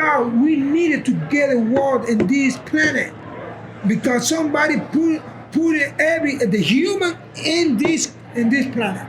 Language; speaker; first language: English; non-native, learner; Spanish